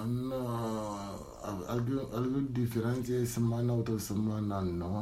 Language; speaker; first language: Spanish; non-native, learner; Wolof